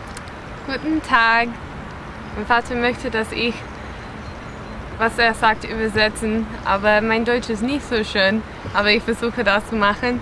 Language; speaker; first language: German; non-native, learner; English